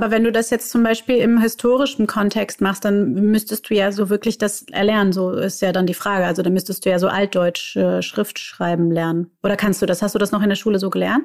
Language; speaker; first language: German; native; German